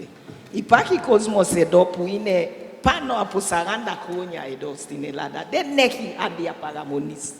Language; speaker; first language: Greek; non-native, learner; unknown